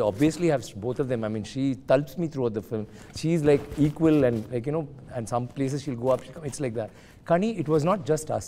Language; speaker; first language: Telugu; non-native, learner; Tamil